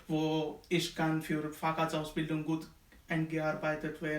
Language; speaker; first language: German; non-native, learner; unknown